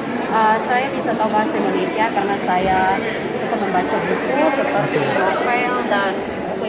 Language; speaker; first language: Indonesian; non-native, fluent; Tetum